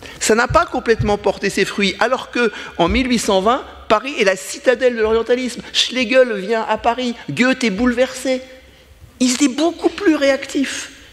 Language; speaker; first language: French; native; French